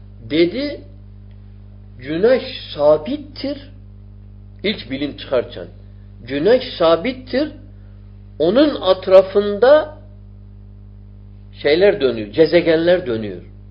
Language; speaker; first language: Turkish; non-native, fluent; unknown